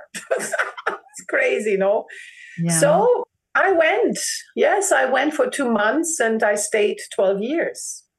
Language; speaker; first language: English; non-native, fluent; German